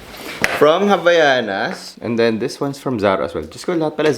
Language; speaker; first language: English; non-native, local second language; Filipino